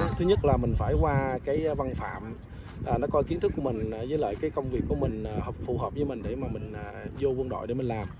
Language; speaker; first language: Vietnamese; early bilingual, heritage; Vietnamese